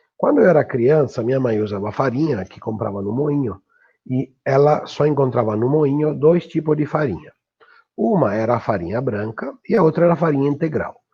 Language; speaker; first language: Portuguese; non-native, fluent; Italian